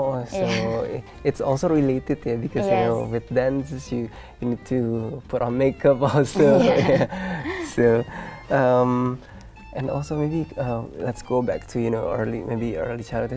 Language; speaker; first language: English; non-native, fluent; Indonesian